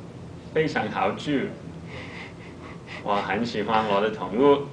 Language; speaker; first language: Chinese; non-native, learner; English